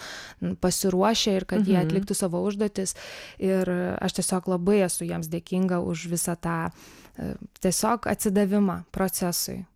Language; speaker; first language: Lithuanian; native; Lithuanian